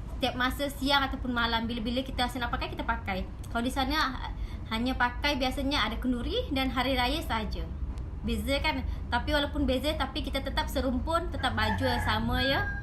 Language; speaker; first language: Malay; native; Malay